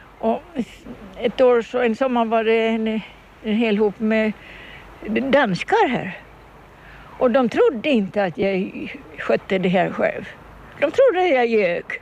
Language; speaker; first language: Swedish; native; Swedish